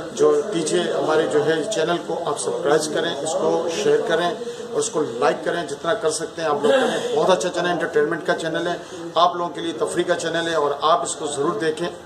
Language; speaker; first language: Urdu; non-native, local second language; Pashto